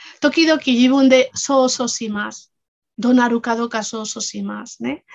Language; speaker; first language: Japanese; non-native, fluent; Spanish